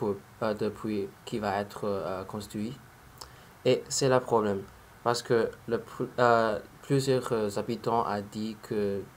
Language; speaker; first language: French; non-native, learner; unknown